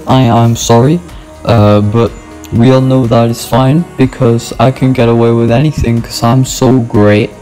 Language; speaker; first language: English; native; English